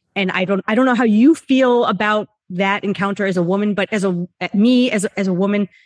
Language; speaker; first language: English; native; English